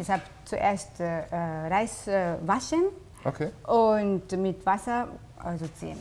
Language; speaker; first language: German; non-native, learner; Japanese